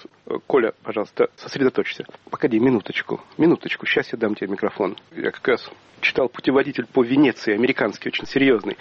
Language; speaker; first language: Russian; native; Russian